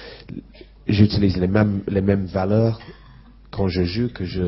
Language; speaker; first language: French; non-native, fluent; English